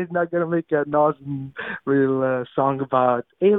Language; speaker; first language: English; non-native, fluent; Italian